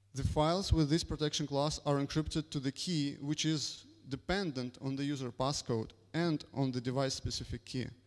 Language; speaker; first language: English; non-native, fluent; Russian